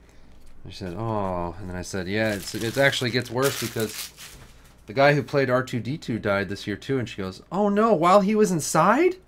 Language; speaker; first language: English; native; English